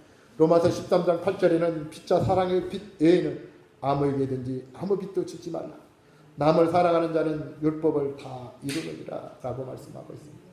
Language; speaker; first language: Korean; native; Korean